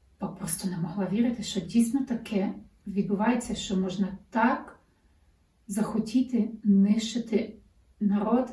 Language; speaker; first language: Ukrainian; early bilingual, heritage; Ukrainian